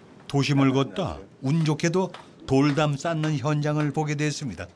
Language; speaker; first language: Korean; native; Korean